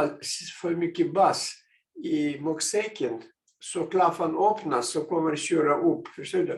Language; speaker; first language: Swedish; non-native, fluent; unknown